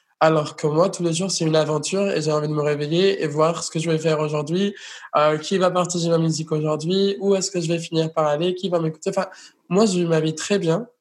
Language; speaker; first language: French; non-native, fluent; Spanish